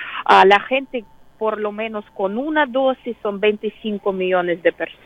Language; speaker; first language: Spanish; non-native, fluent; Russian